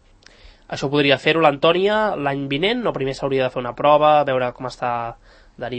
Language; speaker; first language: Catalan; native; Catalan